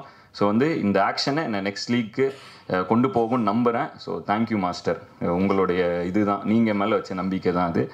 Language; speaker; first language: Tamil; native; Tamil